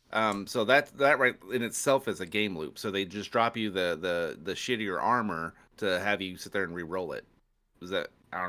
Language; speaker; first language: English; native; English